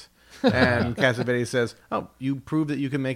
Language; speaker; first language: English; native; English